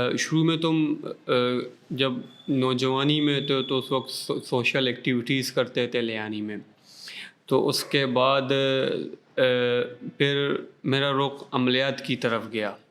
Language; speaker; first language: Urdu; non-native, local second language; Baluchi